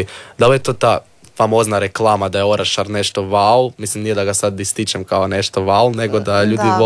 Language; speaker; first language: Serbian; native; Serbian